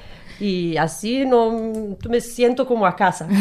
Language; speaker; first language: Spanish; non-native, learner; Italian